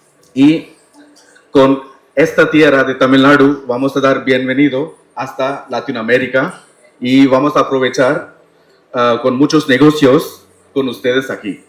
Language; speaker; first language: Spanish; non-native, learner; Tamil